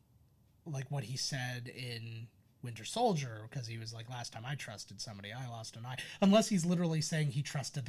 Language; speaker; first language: English; native; English